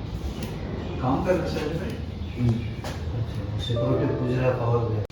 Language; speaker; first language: Hindi; non-native, local second language; Tamil